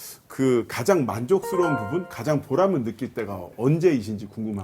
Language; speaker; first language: Korean; native; Korean